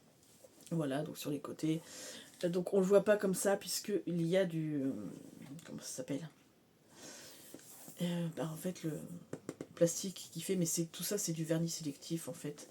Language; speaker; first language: French; native; French